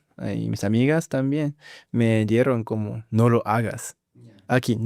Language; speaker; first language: Spanish; non-native, learner; Japanese